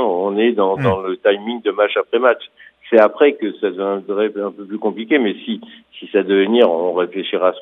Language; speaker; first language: French; native; French